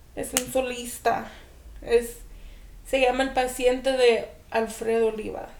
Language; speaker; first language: Spanish; early bilingual, other home language; English